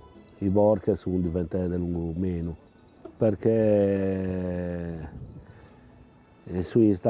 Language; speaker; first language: Italian; non-native, local second language; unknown